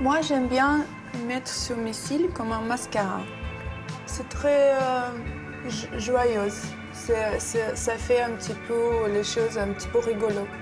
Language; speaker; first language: French; non-native, learner; Russian